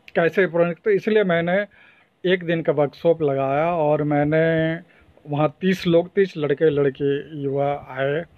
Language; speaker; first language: Hindi; non-native, local second language; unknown